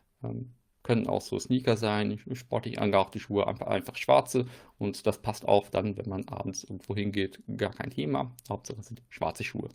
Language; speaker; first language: German; native; German